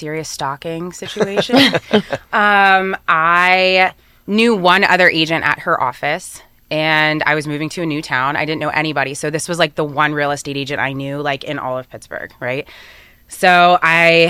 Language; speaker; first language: English; native; English